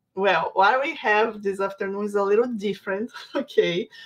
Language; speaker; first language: English; non-native, fluent; Portuguese